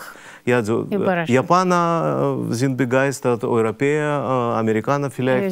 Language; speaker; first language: German; non-native, fluent; Russian